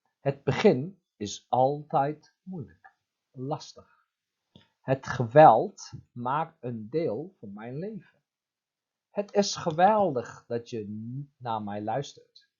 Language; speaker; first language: Dutch; non-native, fluent; Turkish